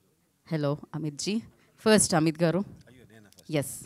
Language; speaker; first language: Telugu; native; Telugu